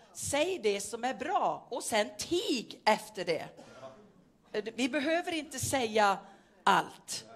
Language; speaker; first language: Swedish; non-native, fluent; Norwegian